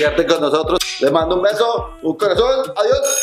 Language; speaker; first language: Spanish; native; Spanish